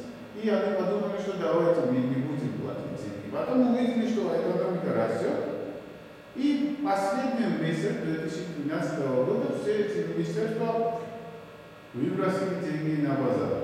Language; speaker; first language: Russian; non-native, learner; Bulgarian